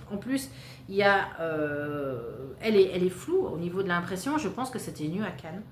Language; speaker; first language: French; native; French